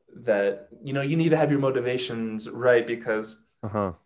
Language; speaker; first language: English; native; English